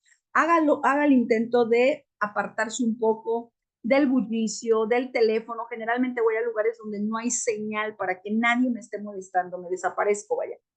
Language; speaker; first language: Spanish; native; Spanish